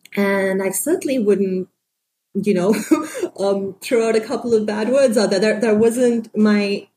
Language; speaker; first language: English; non-native, local second language; Sinhala